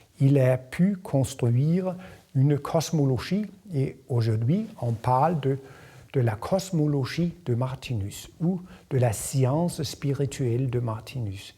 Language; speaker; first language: French; non-native, fluent; Danish